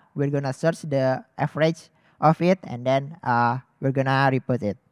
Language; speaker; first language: English; non-native, fluent; Indonesian